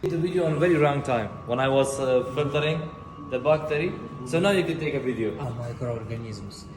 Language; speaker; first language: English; non-native, learner; Ukrainian